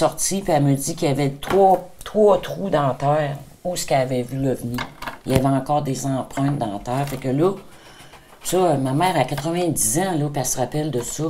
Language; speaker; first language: French; native; French